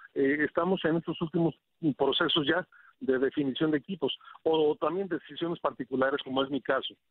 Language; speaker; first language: Spanish; native; Spanish